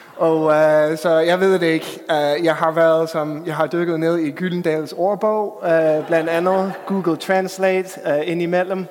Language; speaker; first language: Danish; non-native, fluent; English